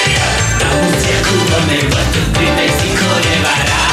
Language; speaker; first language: French; native; French